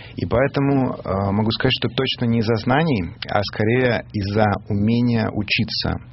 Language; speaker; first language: Russian; native; Russian